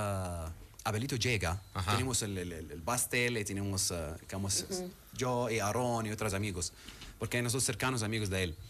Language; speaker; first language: Spanish; non-native, learner; Arabic